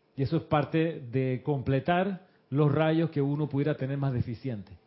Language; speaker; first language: Spanish; early bilingual, other home language; Russian